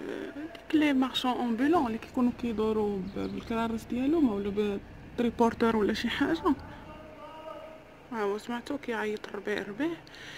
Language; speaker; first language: Arabic; native; Arabic